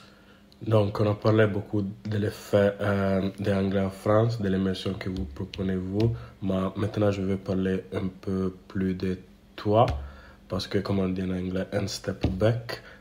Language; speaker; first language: French; non-native, learner; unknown